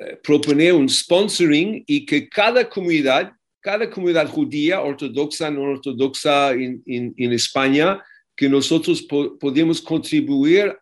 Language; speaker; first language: Spanish; non-native, fluent; English